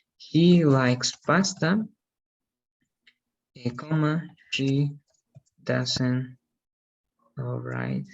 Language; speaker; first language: English; non-native, fluent; Spanish